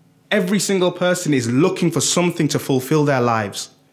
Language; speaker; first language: English; native; English